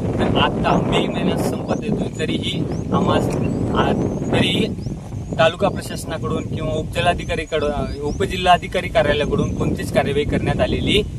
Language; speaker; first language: Marathi; non-native, local second language; Lambadi